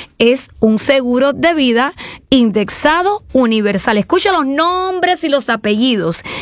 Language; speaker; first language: Spanish; native; Spanish